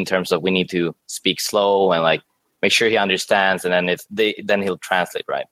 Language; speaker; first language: English; non-native, fluent; Swedish